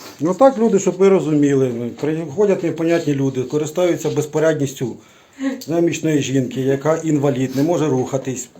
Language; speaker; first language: Ukrainian; native; Ukrainian